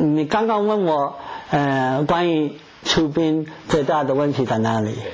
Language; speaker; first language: Chinese; non-native, fluent; English